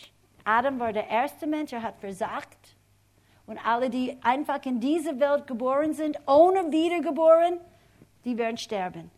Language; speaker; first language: German; non-native, fluent; English